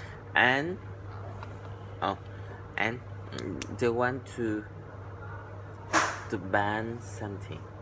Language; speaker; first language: English; non-native, learner; Vietnamese